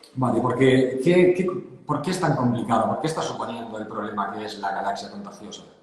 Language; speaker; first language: Spanish; native; Spanish